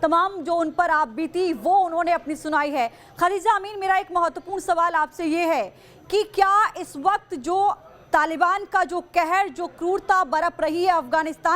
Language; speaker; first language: Hindi; native; Hindi